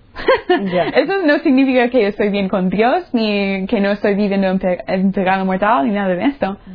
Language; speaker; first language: Spanish; non-native, fluent; English